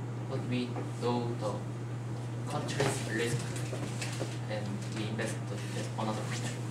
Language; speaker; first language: English; non-native, learner; Korean